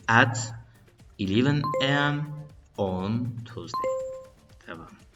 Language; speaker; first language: English; non-native, learner; Turkish